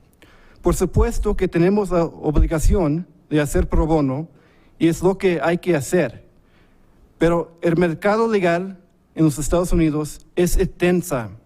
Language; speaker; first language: Spanish; early bilingual, heritage; English